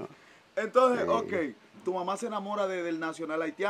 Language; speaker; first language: Spanish; native; Spanish